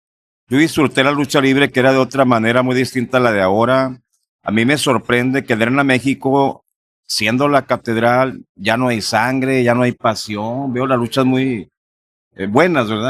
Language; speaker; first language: Spanish; native; Spanish